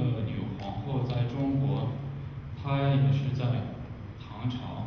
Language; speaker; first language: Chinese; non-native, learner; English